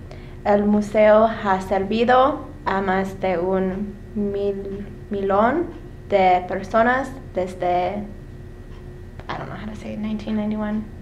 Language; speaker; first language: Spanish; non-native, learner; English